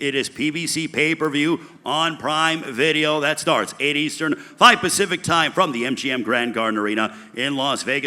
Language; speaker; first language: English; native; English